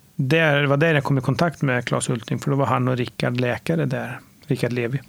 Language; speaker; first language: Swedish; native; Swedish